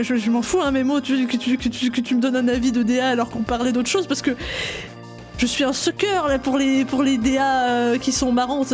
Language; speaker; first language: French; native; French